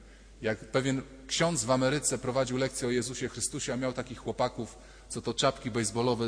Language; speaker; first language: Polish; native; Polish